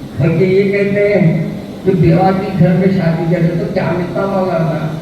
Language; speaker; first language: Urdu; native; Urdu